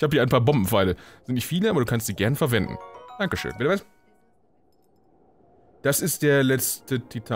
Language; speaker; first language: German; native; German